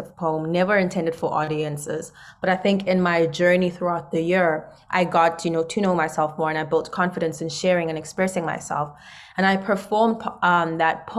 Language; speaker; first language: English; non-native, local second language; Zulu